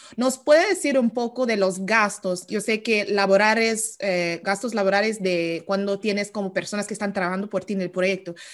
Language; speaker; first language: Spanish; early bilingual, heritage; Spanish